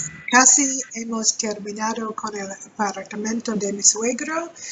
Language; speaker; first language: Spanish; non-native, learner; English